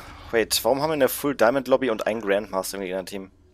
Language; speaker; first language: German; native; German